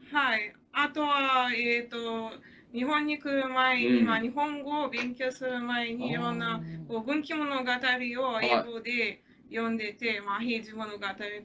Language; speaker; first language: Japanese; non-native, fluent; Bulgarian